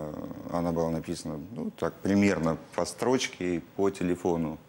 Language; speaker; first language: Russian; native; Russian